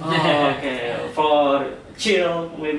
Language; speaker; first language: English; non-native, learner; Indonesian